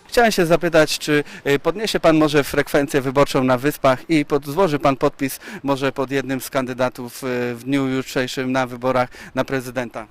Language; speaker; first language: Polish; native; Polish